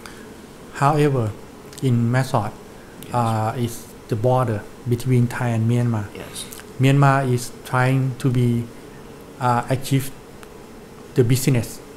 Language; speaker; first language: English; non-native, learner; Thai